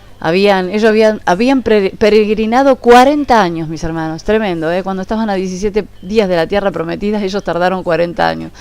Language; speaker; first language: Spanish; native; Spanish